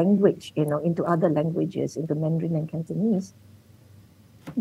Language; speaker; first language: English; non-native, local second language; Min Nan Chinese